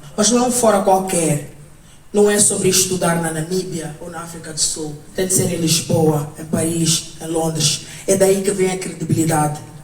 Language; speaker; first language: Portuguese; native; Portuguese